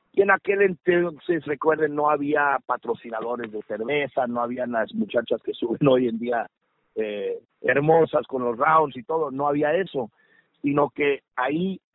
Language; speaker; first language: Spanish; early bilingual, heritage; Spanish